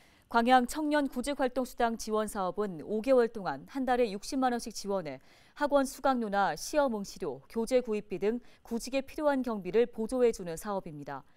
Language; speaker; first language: Korean; native; Korean